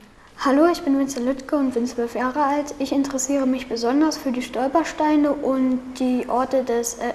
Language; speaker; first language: German; native; German